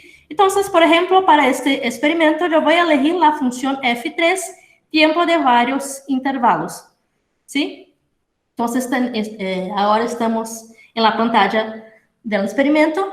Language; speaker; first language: Spanish; non-native, fluent; Portuguese